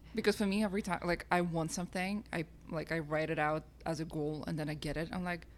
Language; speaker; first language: English; non-native, fluent; Russian